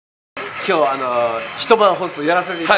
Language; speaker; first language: Japanese; native; Japanese